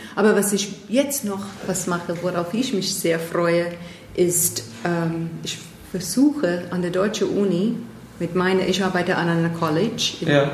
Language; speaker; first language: German; non-native, fluent; English